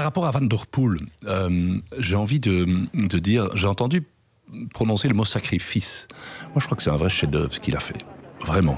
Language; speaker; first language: French; native; French